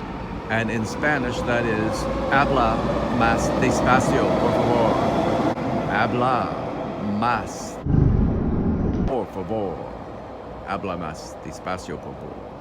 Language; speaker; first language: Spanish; non-native, learner; English